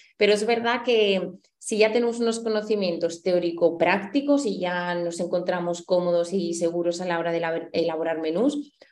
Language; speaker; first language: Spanish; native; Spanish